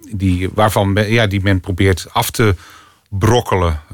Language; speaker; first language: Dutch; native; Dutch